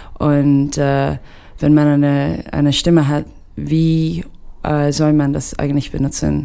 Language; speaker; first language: German; non-native, fluent; English